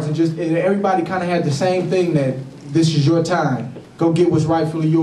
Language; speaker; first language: English; native; English